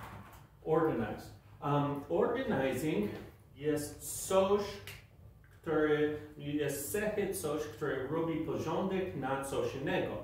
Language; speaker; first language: Polish; non-native, fluent; English